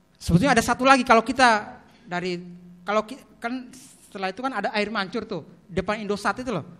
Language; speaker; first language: Indonesian; native; Indonesian